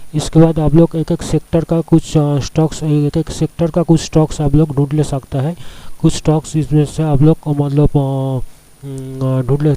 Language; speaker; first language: Hindi; non-native, local second language; Bangla